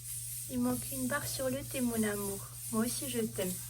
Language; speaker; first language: French; native; French